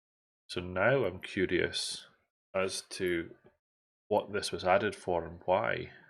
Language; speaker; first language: English; native; English